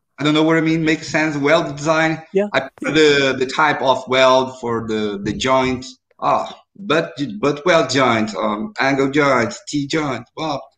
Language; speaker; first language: English; non-native, learner; Portuguese